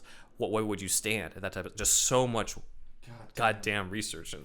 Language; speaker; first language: English; native; English